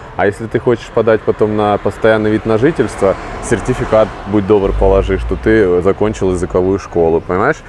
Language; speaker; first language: Russian; native; Russian